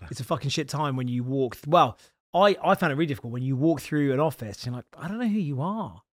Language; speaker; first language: English; native; English